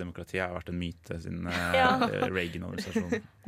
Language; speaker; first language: Norwegian; native; Norwegian